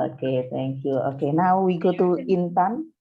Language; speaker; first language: English; non-native, fluent; Indonesian